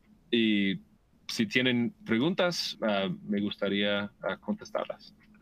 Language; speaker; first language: Spanish; non-native, fluent; English